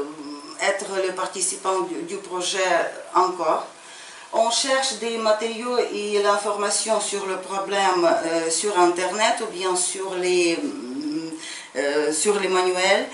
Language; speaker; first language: French; non-native, fluent; Ukrainian